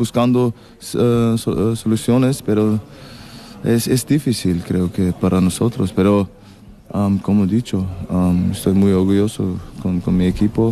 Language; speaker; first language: Spanish; non-native, learner; German